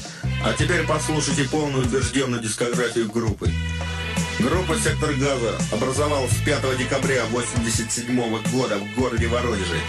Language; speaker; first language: Russian; native; Russian